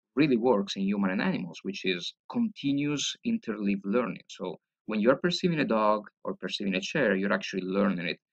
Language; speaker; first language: English; non-native, fluent; Italian